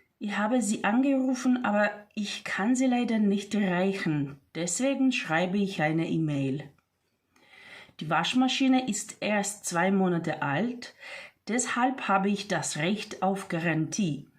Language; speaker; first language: German; non-native, fluent; Ukrainian